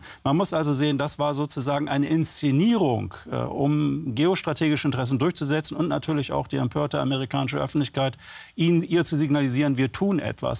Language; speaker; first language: German; native; German